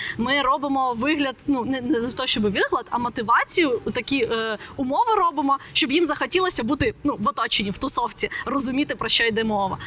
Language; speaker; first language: Ukrainian; non-native, local second language; Russian